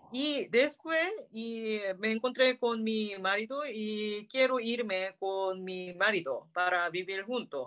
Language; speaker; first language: Spanish; non-native, learner; Korean